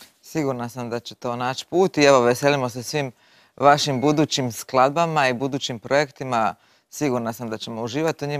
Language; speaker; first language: Croatian; native; Croatian